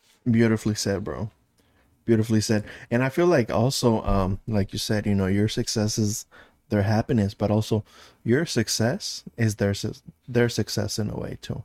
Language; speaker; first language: English; early bilingual, other home language; Spanish